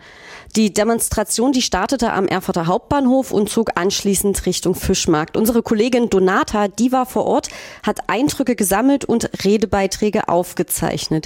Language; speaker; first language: German; native; German